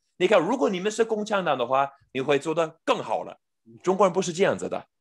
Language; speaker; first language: Chinese; non-native, fluent; English